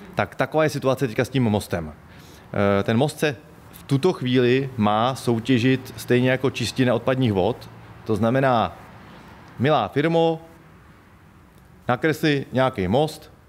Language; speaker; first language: Czech; native; Czech